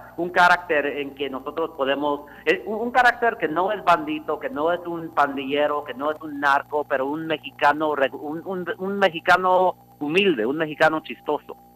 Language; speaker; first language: Spanish; early bilingual, heritage; Spanish